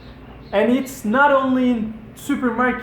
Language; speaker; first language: English; non-native, fluent; Turkish